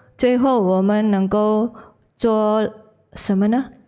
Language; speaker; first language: Chinese; non-native, learner; Indonesian